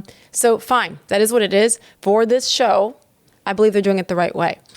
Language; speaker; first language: English; native; English